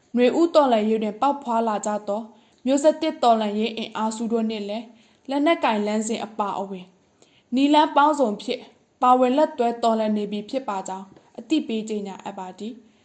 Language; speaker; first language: Burmese; non-native, local second language; Pa'o Karen